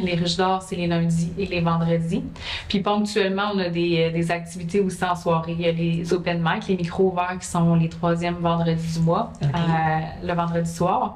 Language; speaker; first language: French; native; French